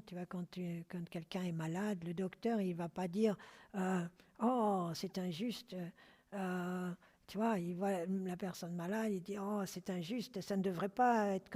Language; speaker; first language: French; native; French